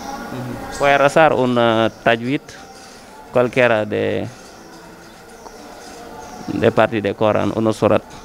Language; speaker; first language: Spanish; non-native, learner; Wolof